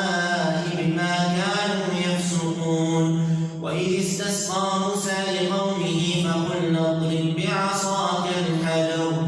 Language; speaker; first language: Arabic; native; Arabic